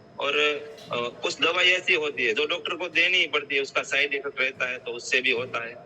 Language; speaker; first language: Hindi; non-native, local second language; Gujarati